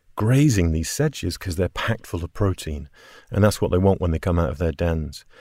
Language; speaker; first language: English; native; English